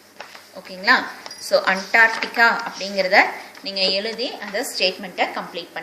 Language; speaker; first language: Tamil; native; Tamil